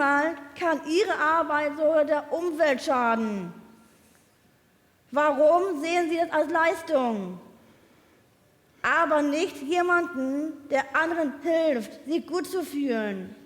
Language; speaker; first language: German; non-native, learner; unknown